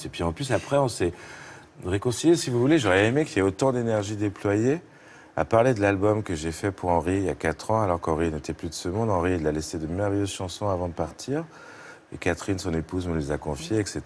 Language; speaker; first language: French; native; French